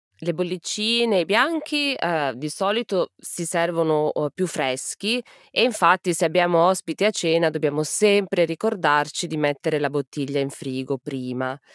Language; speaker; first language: Italian; native; Italian